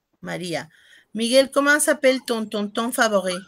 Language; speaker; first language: Spanish; native; Spanish